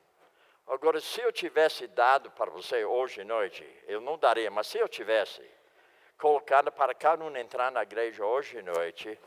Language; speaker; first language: Portuguese; non-native, fluent; English